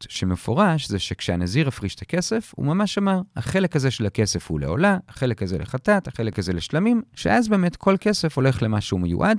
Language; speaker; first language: Hebrew; native; Hebrew